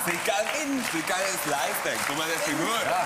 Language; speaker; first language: German; non-native, fluent; Spanish